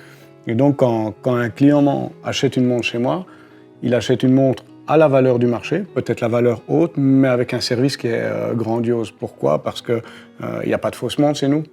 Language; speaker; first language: French; native; French